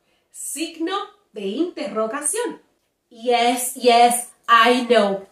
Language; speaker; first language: Spanish; native; Spanish